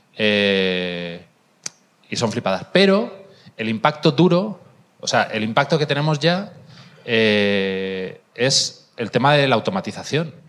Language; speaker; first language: Spanish; native; Spanish